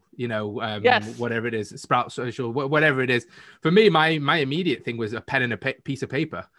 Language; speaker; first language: English; native; English